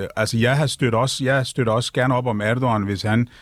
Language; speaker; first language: Danish; non-native, fluent; Turkish